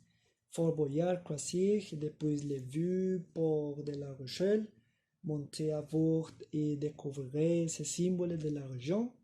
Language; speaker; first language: French; non-native, learner; Spanish